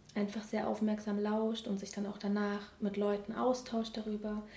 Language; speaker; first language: German; native; German